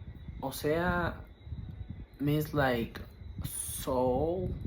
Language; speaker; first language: English; non-native, fluent; Spanish